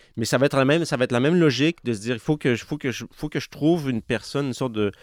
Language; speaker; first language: French; native; French